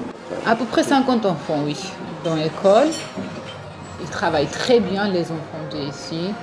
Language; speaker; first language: French; non-native, learner; Georgian